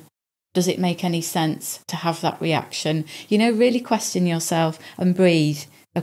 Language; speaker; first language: English; native; English